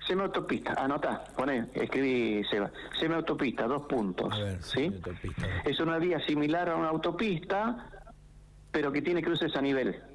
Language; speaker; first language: Spanish; native; Spanish